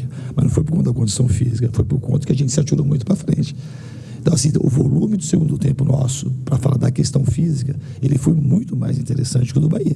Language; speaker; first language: Portuguese; native; Portuguese